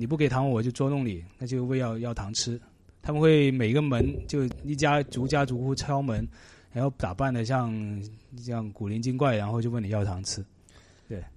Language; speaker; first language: Chinese; non-native, local second language; Cantonese